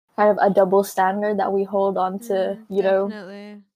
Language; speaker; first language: English; non-native, local second language; Filipino